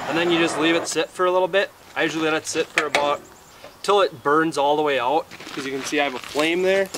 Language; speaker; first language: English; native; English